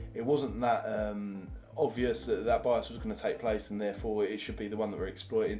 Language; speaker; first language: English; native; English